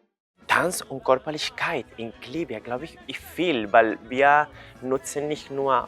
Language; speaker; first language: German; non-native, fluent; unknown